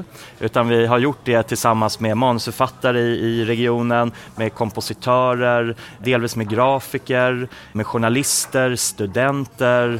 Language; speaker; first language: Swedish; native; Swedish